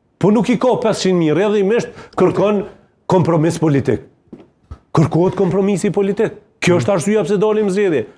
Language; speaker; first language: Albanian; native; Albanian